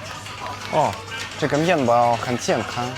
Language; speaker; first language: Chinese; non-native, learner; Russian